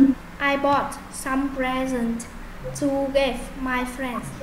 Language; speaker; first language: English; non-native, learner; Vietnamese